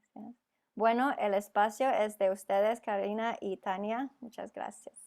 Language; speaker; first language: Spanish; non-native, fluent; English